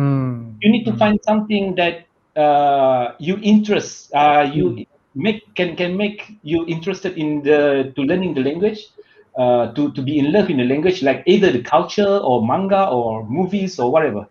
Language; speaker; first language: English; non-native, learner; Malay